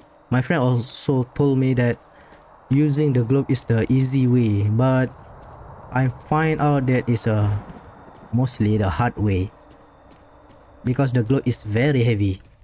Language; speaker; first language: English; non-native, local second language; Malay